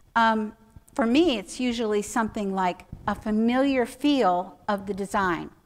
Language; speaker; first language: English; native; English